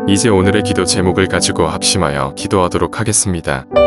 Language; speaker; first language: Korean; native; Korean